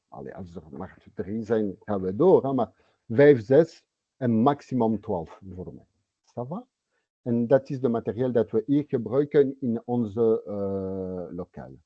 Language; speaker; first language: Dutch; non-native, local second language; French